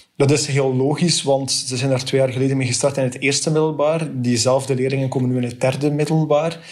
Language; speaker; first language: Dutch; native; Dutch